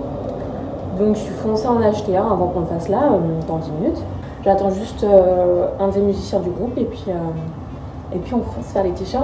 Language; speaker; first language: French; native; French